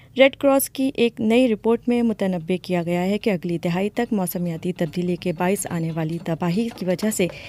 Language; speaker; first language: Urdu; native; Urdu